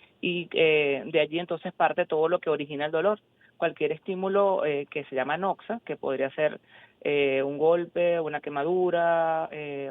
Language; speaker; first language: Spanish; native; Spanish